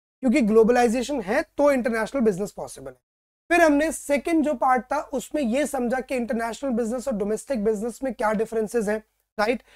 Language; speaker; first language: Hindi; native; Hindi